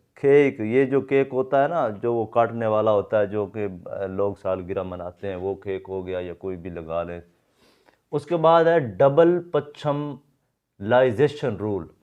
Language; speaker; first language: Urdu; non-native, local second language; Saraiki